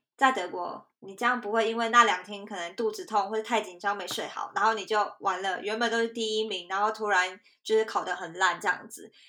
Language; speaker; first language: Chinese; native; Chinese